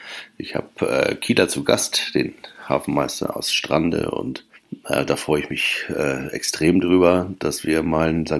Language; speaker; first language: German; native; German